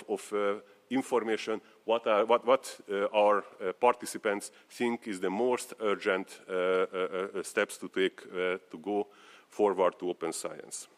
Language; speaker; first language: English; non-native, fluent; Hungarian